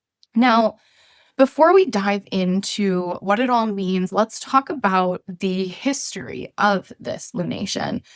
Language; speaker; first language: English; native; English